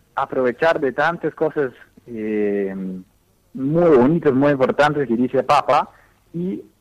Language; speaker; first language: Spanish; non-native, fluent; English